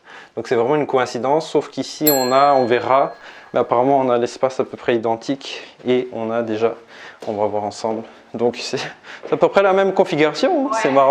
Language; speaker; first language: French; native; French